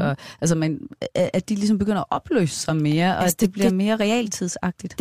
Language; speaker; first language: Danish; native; Danish